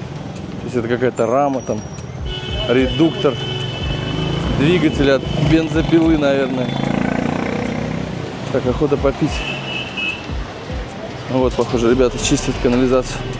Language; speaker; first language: Russian; native; Russian